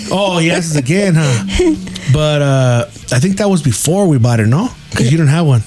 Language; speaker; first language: English; early bilingual, other home language; Spanish